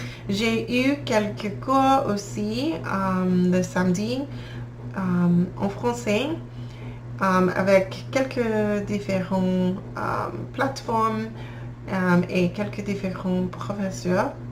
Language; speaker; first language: French; non-native, learner; English